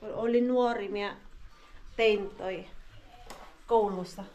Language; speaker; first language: Finnish; non-native, learner; Filipino